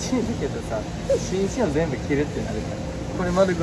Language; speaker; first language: Japanese; native; Japanese